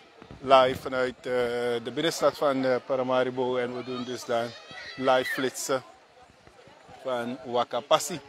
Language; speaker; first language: Dutch; native; Dutch